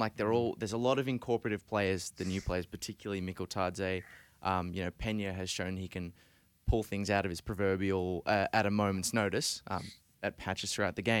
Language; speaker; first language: English; native; English